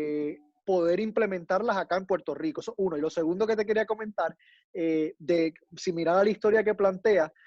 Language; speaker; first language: Spanish; native; Spanish